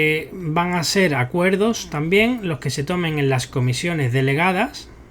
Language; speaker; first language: Spanish; native; Spanish